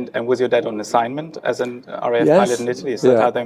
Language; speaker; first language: English; non-native, fluent; German